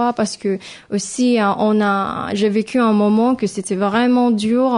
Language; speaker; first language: French; non-native, fluent; Filipino